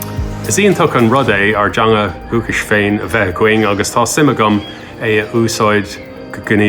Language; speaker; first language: Irish; non-native, learner; English